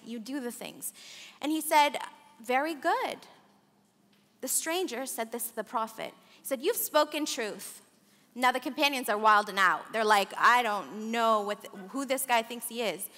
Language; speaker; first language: English; early bilingual, other home language; Arabic